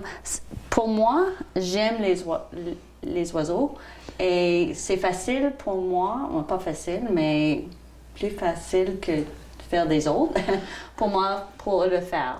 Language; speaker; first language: French; non-native, local second language; English